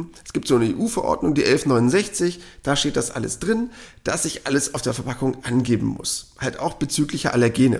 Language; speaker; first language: German; native; German